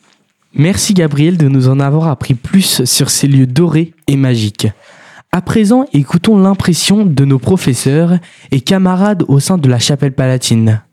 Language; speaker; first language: French; native; French